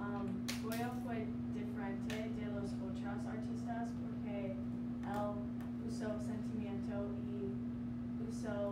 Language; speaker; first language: Spanish; non-native, learner; English